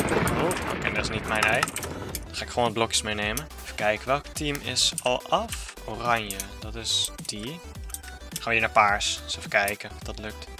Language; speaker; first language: Dutch; native; Dutch